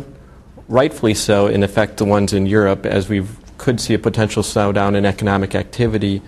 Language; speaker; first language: English; native; English